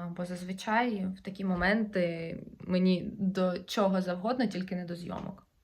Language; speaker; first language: Ukrainian; non-native, local second language; Russian